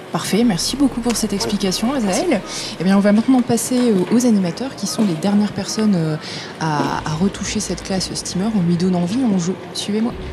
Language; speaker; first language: French; native; French